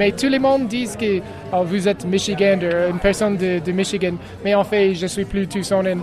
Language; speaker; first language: French; non-native, fluent; English